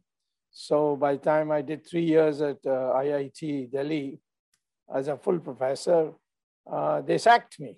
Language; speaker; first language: English; non-native, local second language; Tamil